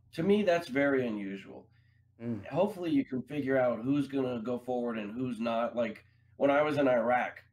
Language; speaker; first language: English; native; English